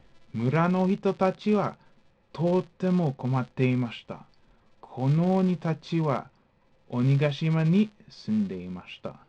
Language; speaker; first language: Japanese; non-native, fluent; English